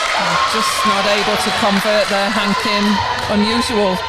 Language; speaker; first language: English; native; English